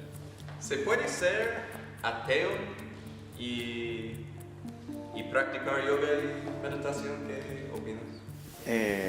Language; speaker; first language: Spanish; non-native, fluent; English